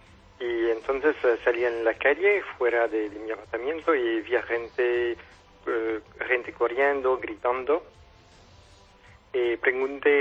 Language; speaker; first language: Spanish; non-native, fluent; French